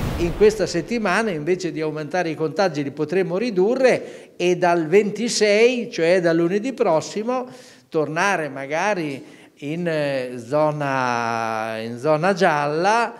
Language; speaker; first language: Italian; native; Italian